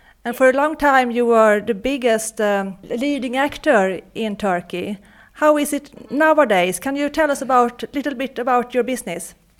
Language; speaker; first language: English; non-native, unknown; Swedish